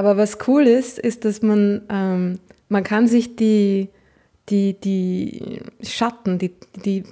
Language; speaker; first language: German; native; German